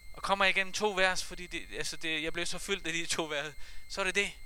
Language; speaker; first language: Danish; non-native, fluent; Faroese